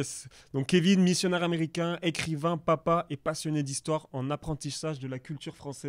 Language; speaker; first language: French; native; French